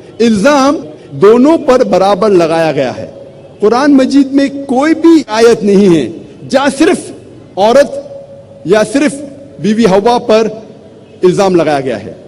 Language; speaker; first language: Urdu; non-native, local second language; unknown